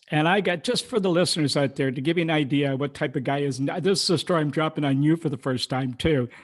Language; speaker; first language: English; native; English